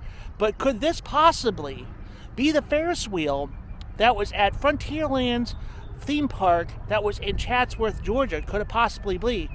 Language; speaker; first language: English; native; English